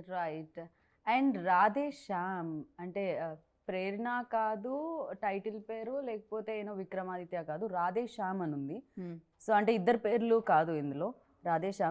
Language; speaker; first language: Telugu; native; Telugu